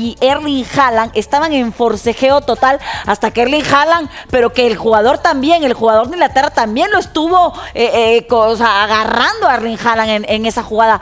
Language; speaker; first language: Spanish; native; Spanish